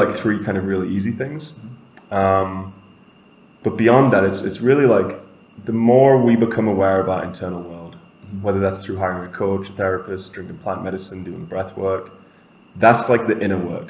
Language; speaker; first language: English; native; English